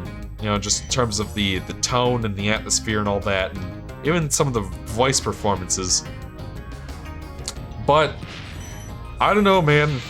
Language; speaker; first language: English; native; English